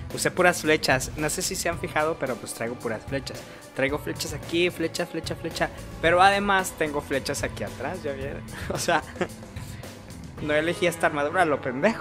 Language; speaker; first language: Spanish; native; Spanish